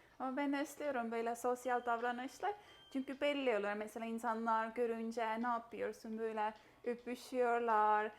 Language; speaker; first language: Turkish; non-native, fluent; Estonian